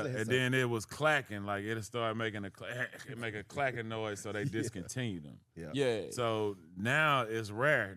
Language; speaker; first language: English; native; English